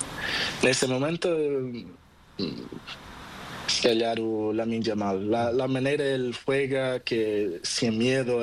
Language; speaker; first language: Spanish; non-native, learner; Portuguese